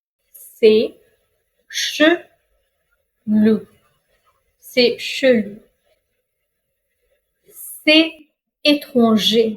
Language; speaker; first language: French; non-native, fluent; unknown